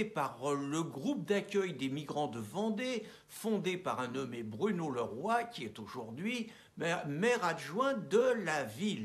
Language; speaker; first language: French; native; French